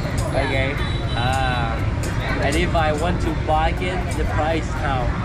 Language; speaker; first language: English; non-native, learner; Thai